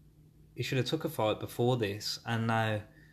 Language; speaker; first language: English; native; English